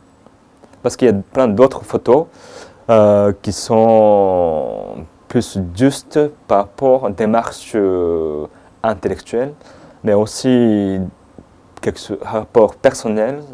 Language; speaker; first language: French; non-native, fluent; Japanese